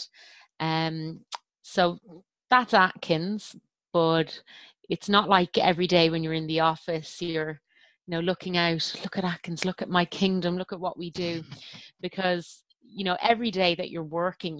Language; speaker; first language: English; native; English